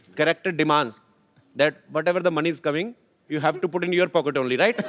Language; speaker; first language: English; non-native, local second language; Hindi